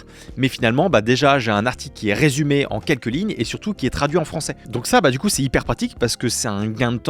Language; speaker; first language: French; native; French